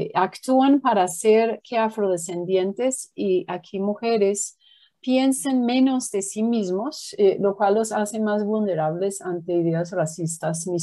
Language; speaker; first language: Spanish; non-native, fluent; English